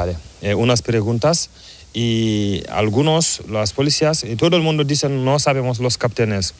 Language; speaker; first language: Spanish; non-native, learner; Fula